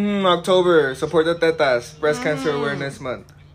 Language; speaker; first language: English; early bilingual, other home language; Spanish